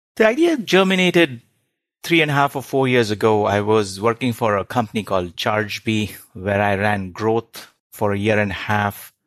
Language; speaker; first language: English; non-native, local second language; Hindi